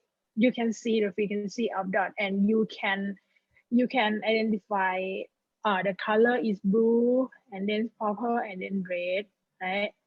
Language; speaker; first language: English; non-native, learner; Thai